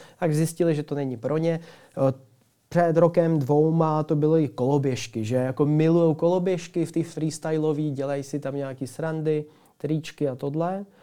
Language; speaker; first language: Czech; early bilingual, other home language; Ukrainian